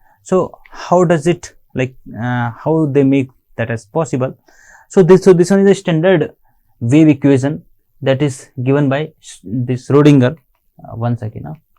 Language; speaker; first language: English; non-native, local second language; Hindi